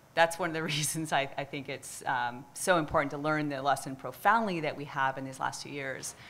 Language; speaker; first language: English; native; English